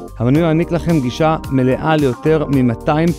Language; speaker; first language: Hebrew; native; Hebrew